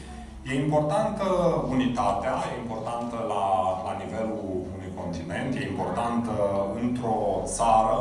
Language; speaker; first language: Romanian; native; Romanian